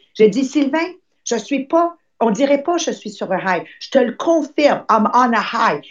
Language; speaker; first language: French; native; French